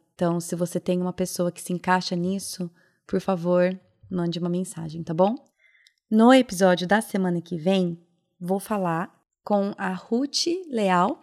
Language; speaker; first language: Portuguese; native; Portuguese